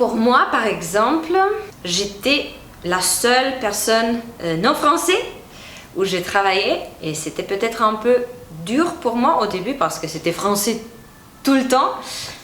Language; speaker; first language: French; non-native, fluent; Romanian